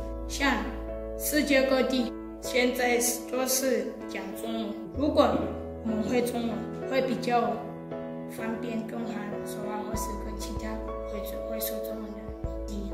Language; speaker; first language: Chinese; non-native, learner; Southern Sotho